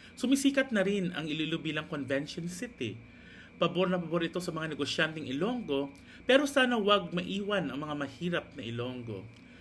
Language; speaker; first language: Filipino; non-native, local second language; Hiligaynon